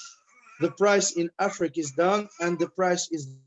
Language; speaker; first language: English; non-native, learner; French